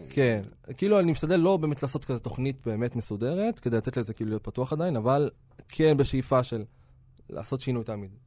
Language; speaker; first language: Hebrew; native; Hebrew